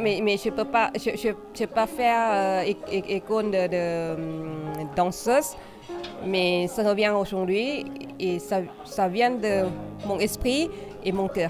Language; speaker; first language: French; non-native, fluent; Thai